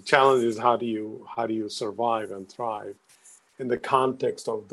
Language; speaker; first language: English; non-native, local second language; Bangla